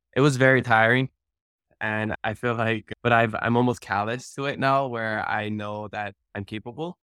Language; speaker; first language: English; early bilingual, other home language; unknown